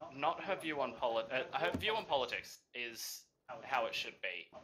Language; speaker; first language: English; native; English